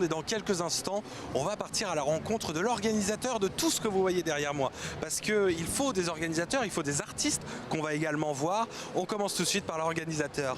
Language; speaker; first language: French; native; French